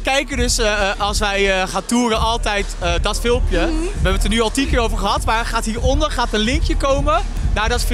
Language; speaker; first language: Dutch; native; Dutch